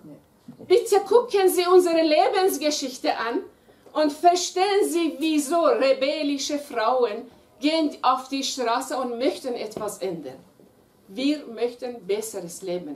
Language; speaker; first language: German; non-native, fluent; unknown